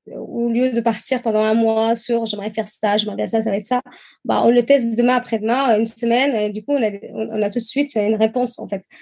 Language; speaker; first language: French; non-native, fluent; Arabic